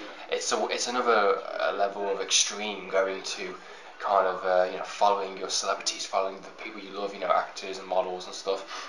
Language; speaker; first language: English; native; English